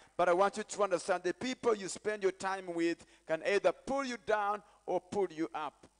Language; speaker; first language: English; non-native, fluent; Kinyarwanda